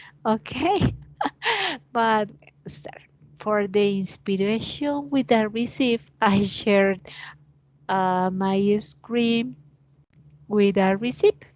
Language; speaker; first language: English; non-native, learner; Spanish